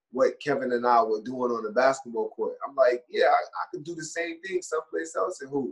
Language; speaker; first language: English; native; English